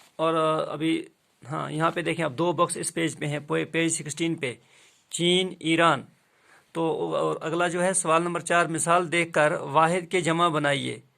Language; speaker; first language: Urdu; non-native, local second language; Kashmiri